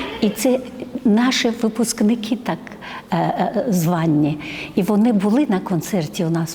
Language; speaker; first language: Ukrainian; non-native, fluent; Georgian